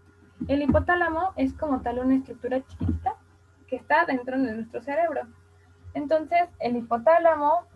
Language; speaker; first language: Spanish; native; Spanish